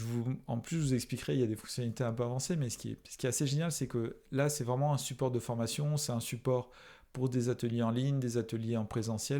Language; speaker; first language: French; native; French